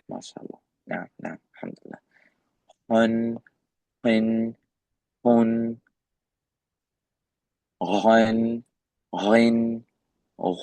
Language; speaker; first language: Arabic; non-native, learner; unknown